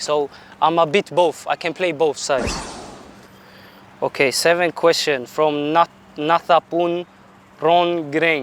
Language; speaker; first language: English; non-native, fluent; Swedish